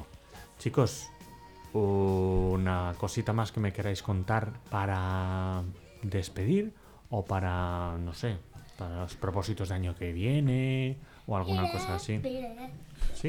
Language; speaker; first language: Spanish; native; Spanish